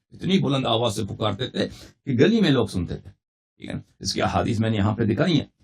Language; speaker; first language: Urdu; non-native, fluent; Persian